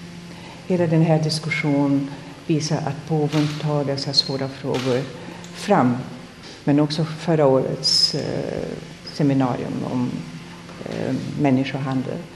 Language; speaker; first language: Swedish; non-native, fluent; German